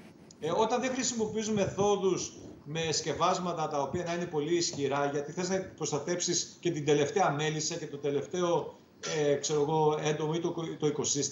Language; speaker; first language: Greek; native; Greek